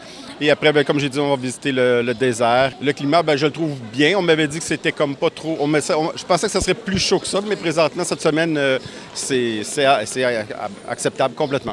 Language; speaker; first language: French; native; French